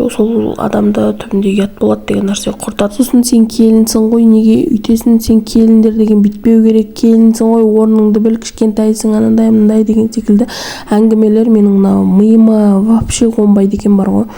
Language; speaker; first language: Kazakh; native; Kazakh